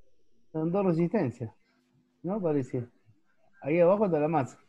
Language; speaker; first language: Spanish; native; Spanish